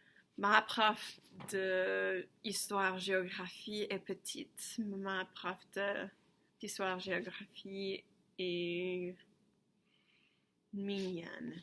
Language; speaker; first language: French; non-native, fluent; English